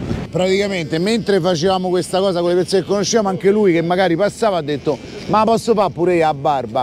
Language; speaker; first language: Italian; native; Italian